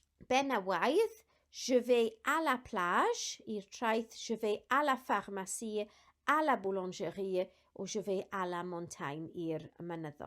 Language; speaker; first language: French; non-native, fluent; Welsh